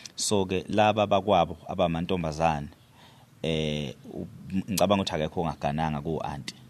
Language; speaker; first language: Zulu; native; Zulu